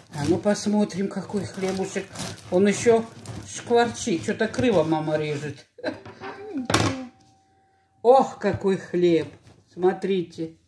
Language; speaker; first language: Russian; non-native, local second language; Georgian